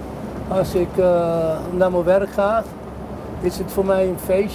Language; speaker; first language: Dutch; non-native, fluent; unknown